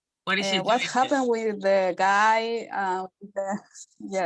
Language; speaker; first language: English; non-native, learner; Spanish